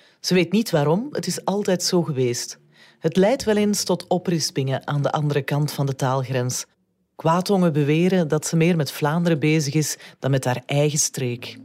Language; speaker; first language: Dutch; native; Dutch